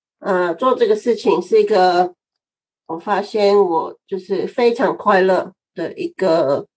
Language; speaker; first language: Chinese; non-native, fluent; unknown